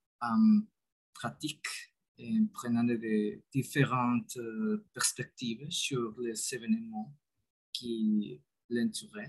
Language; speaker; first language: French; non-native, learner; Spanish